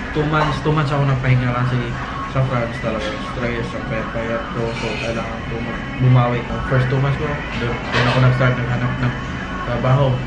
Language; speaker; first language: Filipino; native; Filipino